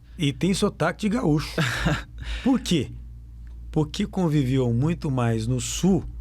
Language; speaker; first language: Portuguese; native; Portuguese